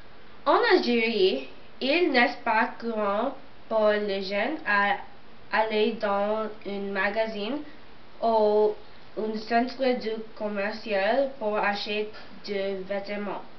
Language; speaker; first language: French; non-native, learner; English